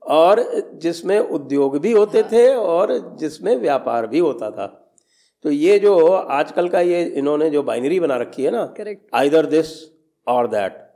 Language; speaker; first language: Hindi; native; Hindi